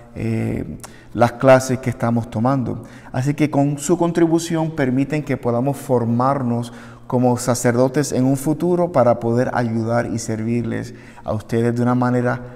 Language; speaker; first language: Spanish; native; Spanish